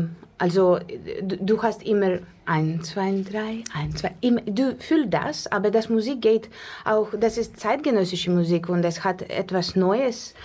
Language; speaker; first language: German; non-native, learner; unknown